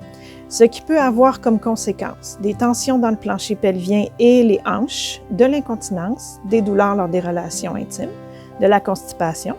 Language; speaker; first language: French; native; French